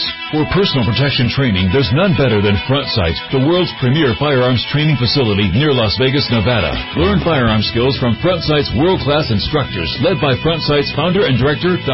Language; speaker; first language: English; native; English